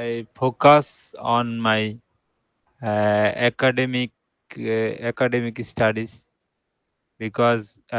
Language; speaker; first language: English; non-native, learner; Bangla